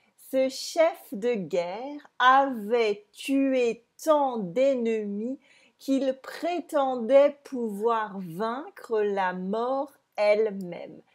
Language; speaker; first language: French; native; French